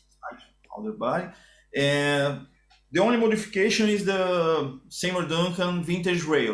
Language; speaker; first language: English; non-native, learner; Portuguese